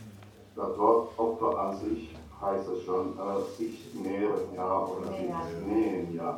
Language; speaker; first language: German; non-native, fluent; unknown